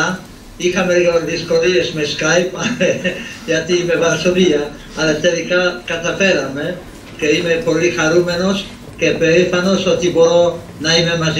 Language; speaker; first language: Greek; non-native, fluent; Polish